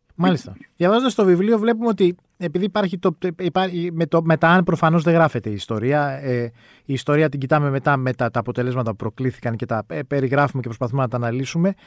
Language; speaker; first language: Greek; native; Greek